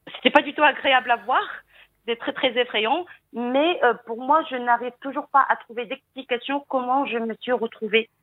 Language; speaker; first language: French; non-native, local second language; Arabic